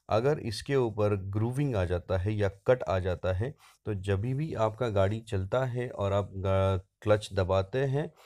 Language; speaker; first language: Hindi; non-native, local second language; Marathi